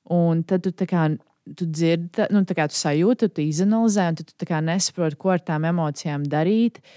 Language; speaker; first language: Latvian; native; Latvian